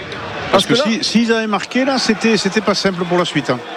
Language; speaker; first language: French; native; French